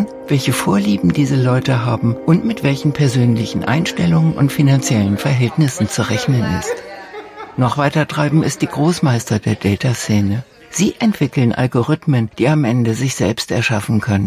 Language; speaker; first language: German; native; German